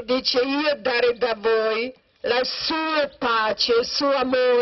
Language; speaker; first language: Italian; non-native, learner; Croatian